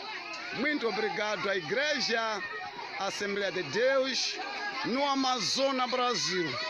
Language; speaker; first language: Portuguese; non-native, fluent; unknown